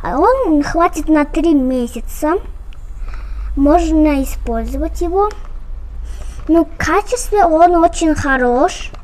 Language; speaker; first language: Russian; non-native, local second language; Kyrgyz